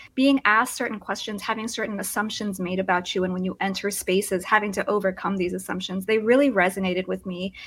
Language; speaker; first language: English; early bilingual, other home language; Filipino